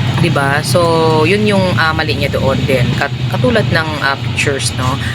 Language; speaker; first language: Filipino; non-native, local second language; Cebuano